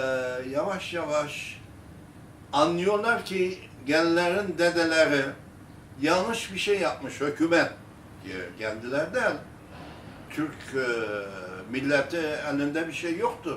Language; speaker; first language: Turkish; early bilingual, heritage; Armenian